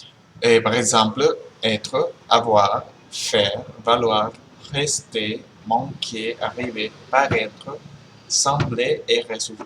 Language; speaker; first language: French; non-native, learner; Spanish